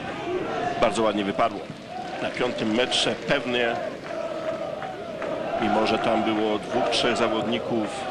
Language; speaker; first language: Polish; native; Polish